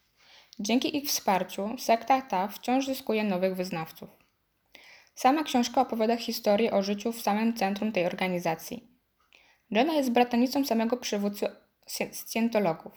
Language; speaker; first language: Polish; native; Polish